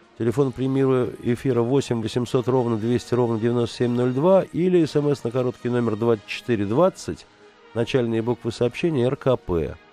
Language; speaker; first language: Russian; native; Russian